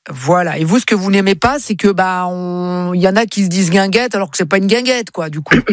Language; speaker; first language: French; native; French